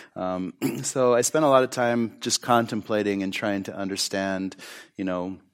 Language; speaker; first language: English; native; English